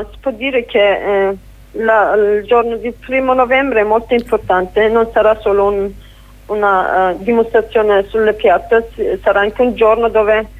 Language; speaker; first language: Italian; non-native, fluent; Kurdish